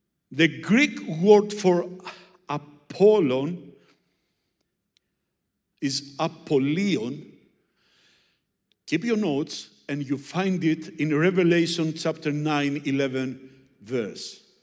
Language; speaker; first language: English; non-native, fluent; Greek